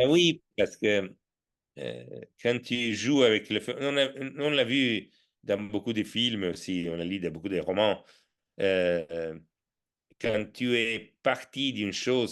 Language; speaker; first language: French; non-native, fluent; Italian